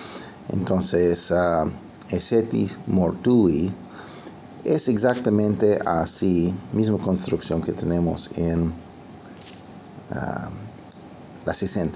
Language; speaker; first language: Spanish; non-native, fluent; English